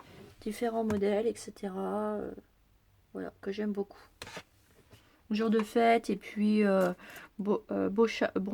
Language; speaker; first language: French; native; French